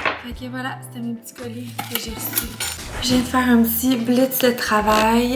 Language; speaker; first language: French; native; French